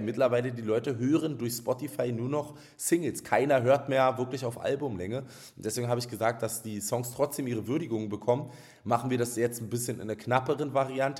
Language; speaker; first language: German; native; German